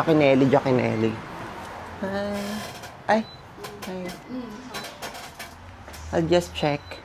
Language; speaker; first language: English; non-native, local second language; Filipino